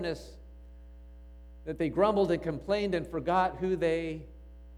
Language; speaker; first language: English; native; English